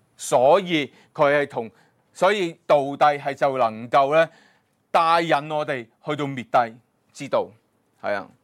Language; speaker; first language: Cantonese; native; Cantonese